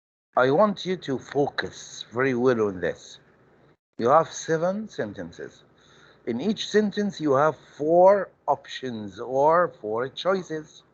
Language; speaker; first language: English; non-native, fluent; Arabic